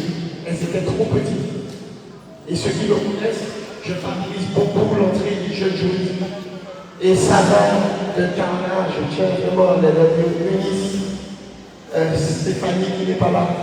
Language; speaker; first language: French; native; French